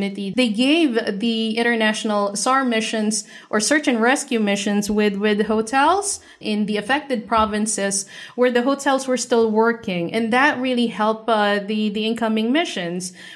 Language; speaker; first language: English; non-native, local second language; Filipino